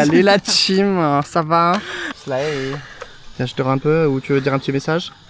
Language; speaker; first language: French; native; French